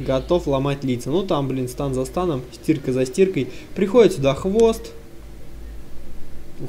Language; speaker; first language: Russian; native; Russian